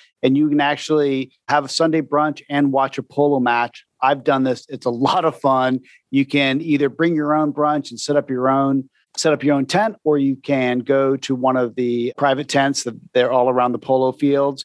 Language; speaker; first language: English; native; English